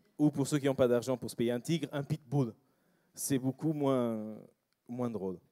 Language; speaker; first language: French; non-native, fluent; English